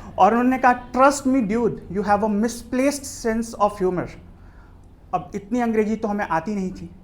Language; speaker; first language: Hindi; native; Hindi